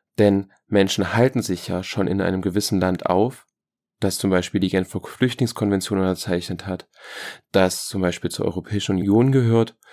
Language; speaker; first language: German; native; German